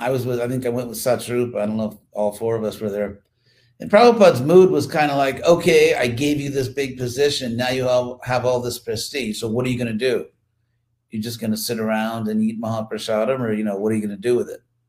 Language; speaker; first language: English; native; English